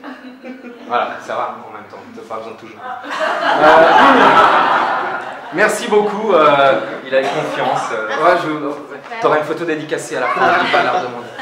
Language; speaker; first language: French; native; French